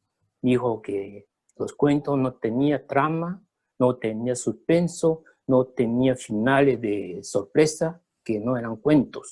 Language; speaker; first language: Spanish; early bilingual, other home language; Chinese